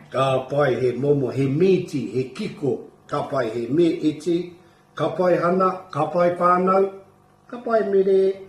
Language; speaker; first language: Māori; non-native, local second language; English